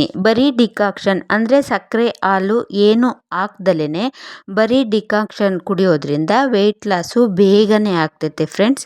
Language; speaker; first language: Kannada; native; Kannada